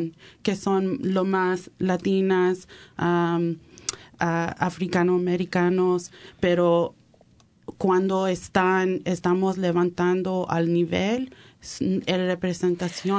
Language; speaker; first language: Spanish; early bilingual, heritage; Spanish